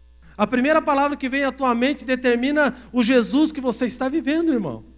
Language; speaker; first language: Portuguese; native; Portuguese